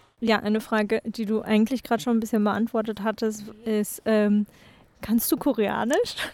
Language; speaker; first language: German; native; German